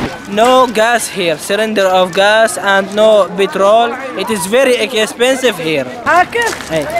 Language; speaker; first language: English; non-native, learner; Arabic